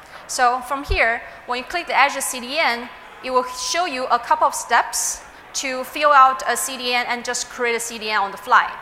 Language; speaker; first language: English; non-native, fluent; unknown